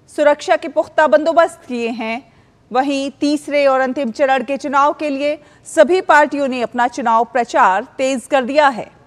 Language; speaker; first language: Hindi; native; Hindi